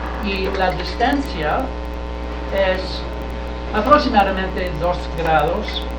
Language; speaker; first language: Spanish; non-native, learner; English